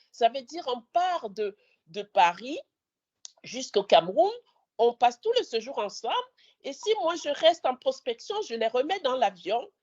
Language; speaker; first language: French; native; French